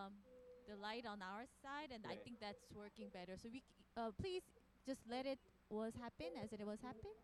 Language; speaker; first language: English; non-native, fluent; Korean